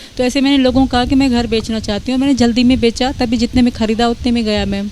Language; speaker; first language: Hindi; non-native, local second language; Sindhi